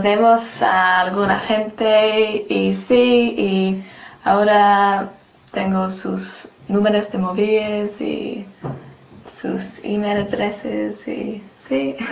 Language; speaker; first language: Spanish; non-native, learner; English